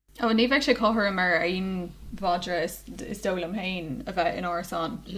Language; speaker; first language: Irish; non-native, local second language; English